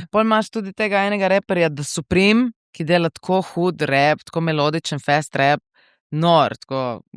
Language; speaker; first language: Slovenian; native; Slovenian